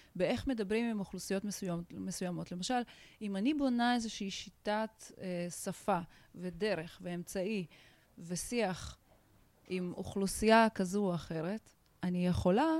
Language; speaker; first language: Hebrew; non-native, fluent; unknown